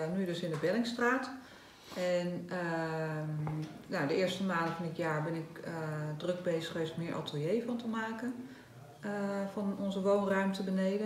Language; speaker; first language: Dutch; native; Dutch